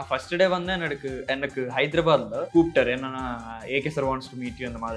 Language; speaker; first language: Tamil; non-native, learner; Telugu